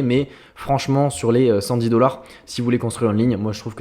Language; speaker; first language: French; native; French